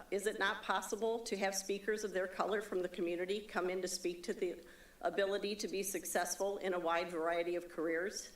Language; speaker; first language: English; native; English